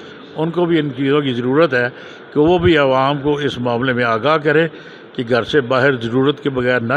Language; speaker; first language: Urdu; non-native, local second language; Punjabi